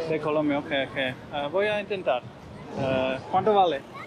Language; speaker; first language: Spanish; non-native, learner; English